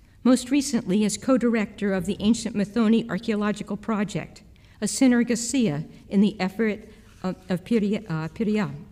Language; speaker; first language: English; native; English